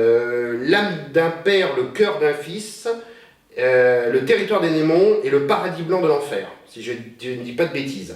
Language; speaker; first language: French; native; French